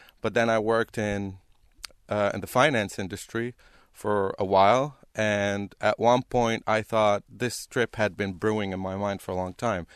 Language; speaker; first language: English; non-native, fluent; Arabic